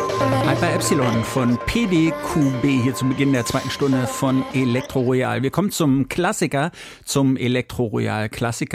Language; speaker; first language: German; native; German